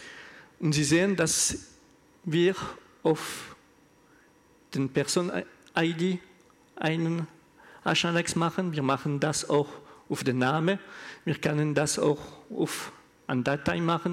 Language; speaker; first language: German; non-native, learner; French